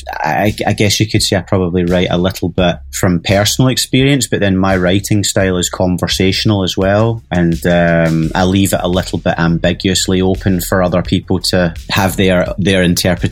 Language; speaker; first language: English; native; English